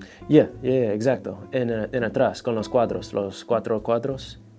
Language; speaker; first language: Spanish; non-native, fluent; English